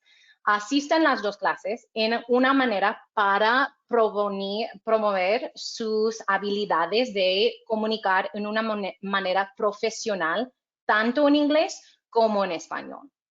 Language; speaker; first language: Spanish; non-native, fluent; English